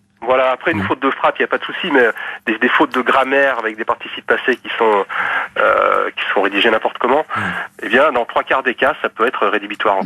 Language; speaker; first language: French; native; French